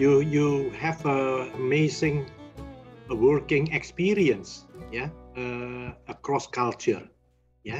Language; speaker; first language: English; non-native, learner; Indonesian